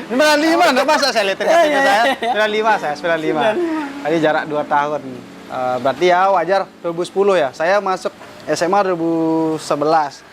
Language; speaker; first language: Indonesian; native; Indonesian